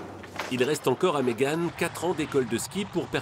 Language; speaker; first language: French; native; French